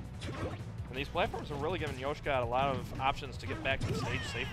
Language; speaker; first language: English; native; English